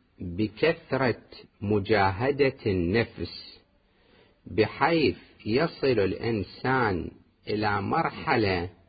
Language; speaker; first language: Arabic; native; Arabic